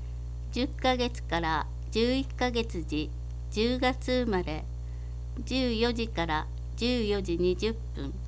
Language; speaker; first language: Japanese; native; Japanese